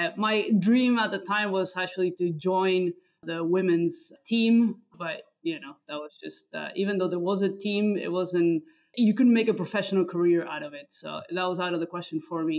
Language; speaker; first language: English; non-native, fluent; Spanish